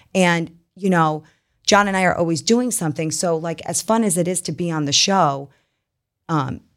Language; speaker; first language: English; native; English